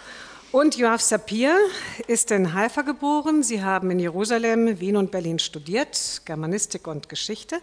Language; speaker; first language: German; native; German